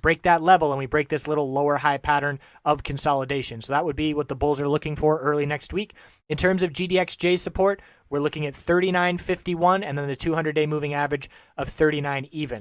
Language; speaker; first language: English; native; English